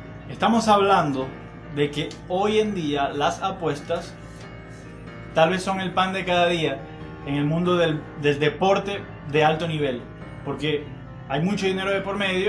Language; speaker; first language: Spanish; native; Spanish